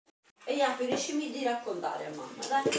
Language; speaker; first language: Italian; native; Italian